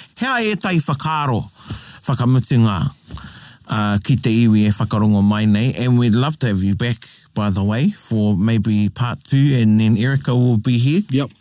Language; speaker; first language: English; native; English